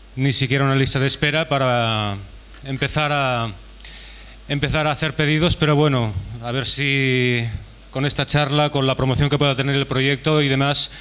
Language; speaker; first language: Spanish; native; Spanish